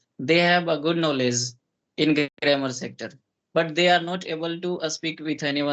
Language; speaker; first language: English; non-native, local second language; Hindi